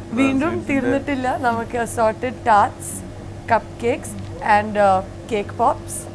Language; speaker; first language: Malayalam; early bilingual, heritage; Malayalam